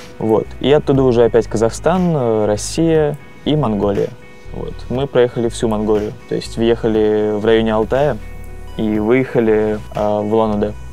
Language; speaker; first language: Russian; native; Russian